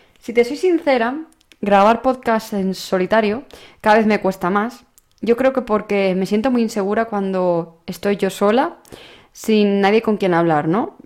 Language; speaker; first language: Spanish; native; Spanish